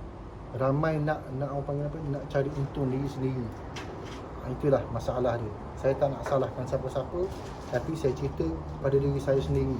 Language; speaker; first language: Malay; native; Malay